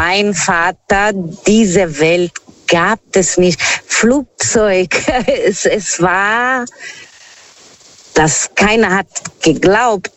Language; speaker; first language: German; non-native, fluent; Portuguese